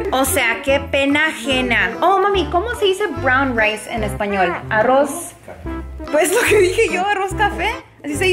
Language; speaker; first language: Spanish; early bilingual, heritage; Spanish